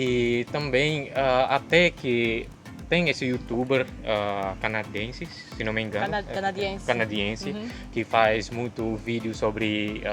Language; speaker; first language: Portuguese; non-native, fluent; Indonesian